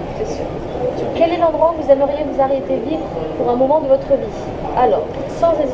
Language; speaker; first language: French; native; French